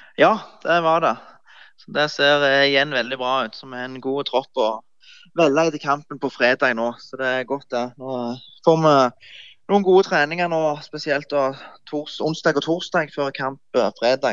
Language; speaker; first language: Norwegian; native; Norwegian